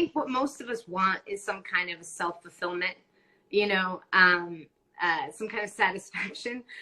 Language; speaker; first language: English; non-native, fluent; Spanish